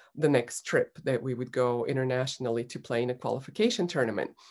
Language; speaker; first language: English; non-native, fluent; Bulgarian